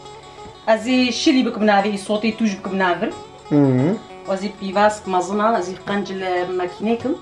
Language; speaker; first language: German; non-native, learner; Central Kurdish